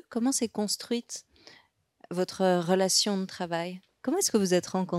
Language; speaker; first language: French; native; French